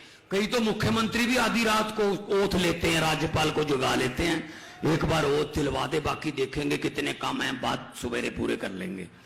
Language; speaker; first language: Hindi; non-native, local second language; Punjabi